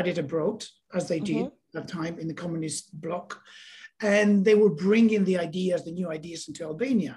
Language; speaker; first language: English; non-native, fluent; Albanian